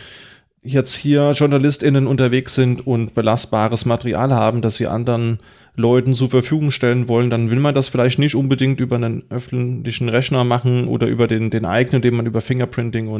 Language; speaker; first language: German; native; German